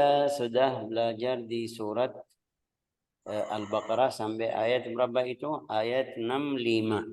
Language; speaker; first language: Indonesian; non-native, fluent; Arabic